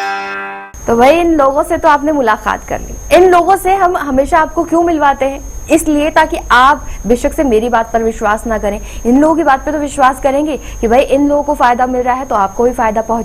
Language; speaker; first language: Hindi; native; Hindi